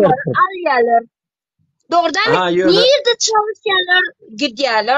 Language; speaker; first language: Turkish; non-native, learner; Turkmen